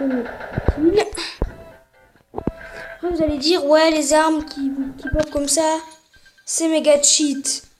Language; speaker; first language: French; native; French